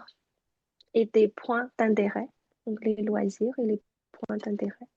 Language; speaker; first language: French; non-native, fluent; Chinese